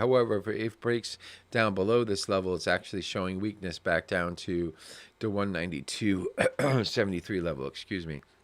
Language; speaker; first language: English; native; English